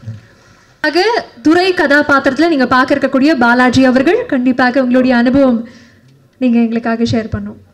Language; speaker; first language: Tamil; native; Tamil